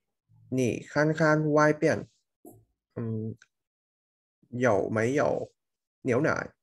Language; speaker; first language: Chinese; non-native, learner; Vietnamese